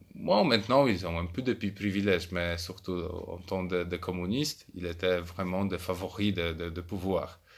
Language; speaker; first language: French; non-native, fluent; Polish